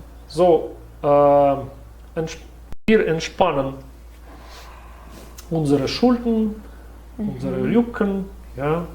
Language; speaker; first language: German; non-native, learner; Russian